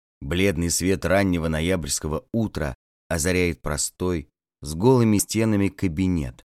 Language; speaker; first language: Russian; native; Russian